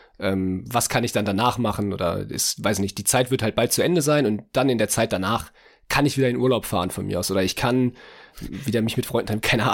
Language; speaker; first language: German; native; German